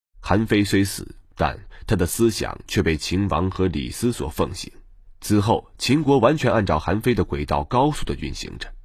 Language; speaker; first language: Chinese; native; Chinese